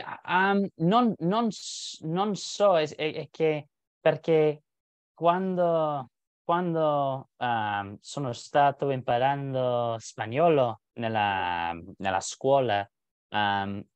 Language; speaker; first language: Italian; non-native, learner; English